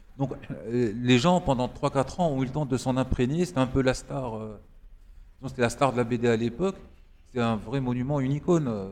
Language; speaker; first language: French; non-native, local second language; Arabic